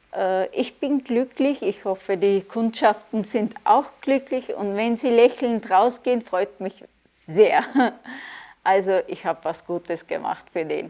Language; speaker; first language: German; early bilingual, other home language; Turkish